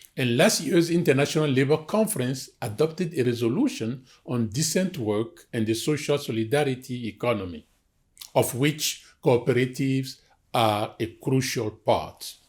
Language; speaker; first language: English; non-native, fluent; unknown